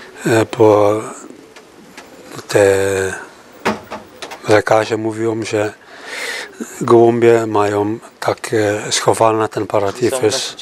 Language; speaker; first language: Polish; early bilingual, heritage; Polish